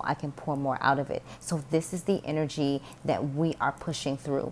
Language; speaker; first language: English; native; English